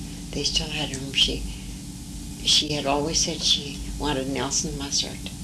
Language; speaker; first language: English; early bilingual, other home language; French